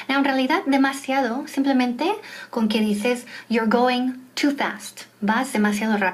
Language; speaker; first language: Spanish; non-native, fluent; English